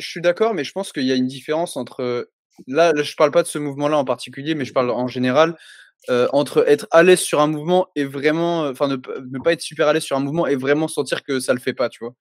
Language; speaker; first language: French; native; French